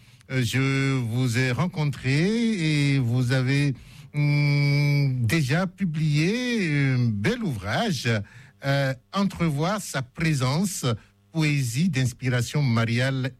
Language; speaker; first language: French; native; French